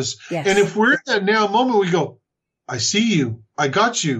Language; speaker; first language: English; native; English